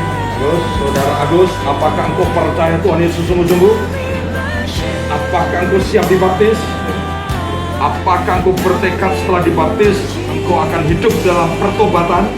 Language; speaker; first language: Indonesian; native; Indonesian